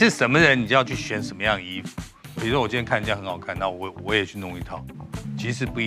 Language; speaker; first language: Chinese; native; Chinese